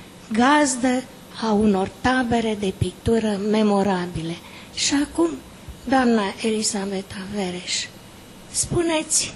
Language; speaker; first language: Romanian; native; Romanian